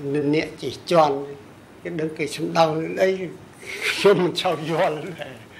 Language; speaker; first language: Khmer; native; Khmer